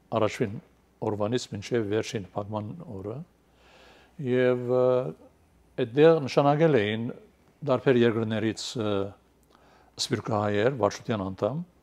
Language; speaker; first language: Armenian; early bilingual, heritage; Armenian